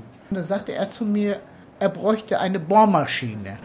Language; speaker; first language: German; early bilingual, other home language; Turkish